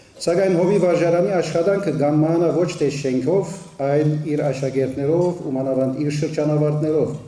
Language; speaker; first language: Armenian; early bilingual, heritage; Armenian